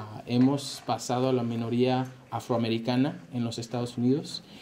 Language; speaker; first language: Spanish; early bilingual, heritage; Spanish